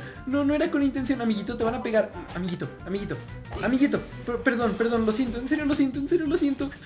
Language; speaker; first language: Spanish; native; Spanish